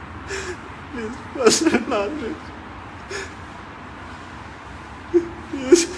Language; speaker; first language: English; non-native, learner; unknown